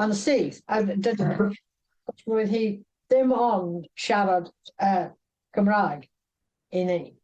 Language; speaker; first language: Welsh; non-native, fluent; English